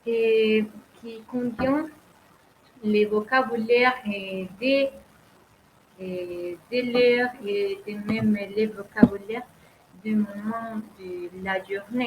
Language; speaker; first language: French; non-native, learner; Spanish